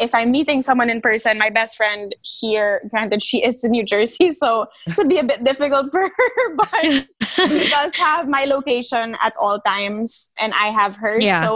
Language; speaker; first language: English; non-native, local second language; Filipino